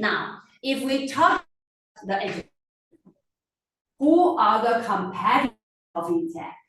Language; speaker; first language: English; non-native, fluent; Chinese